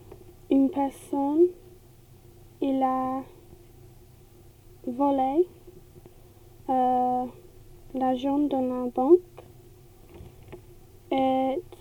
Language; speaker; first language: French; non-native, learner; English